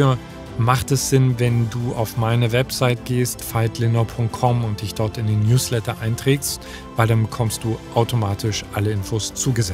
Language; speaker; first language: German; native; German